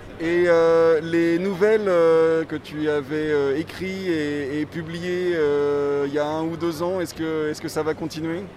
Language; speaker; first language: French; native; French